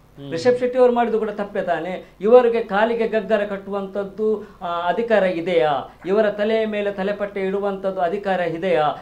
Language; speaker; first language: Kannada; non-native, local second language; Tulu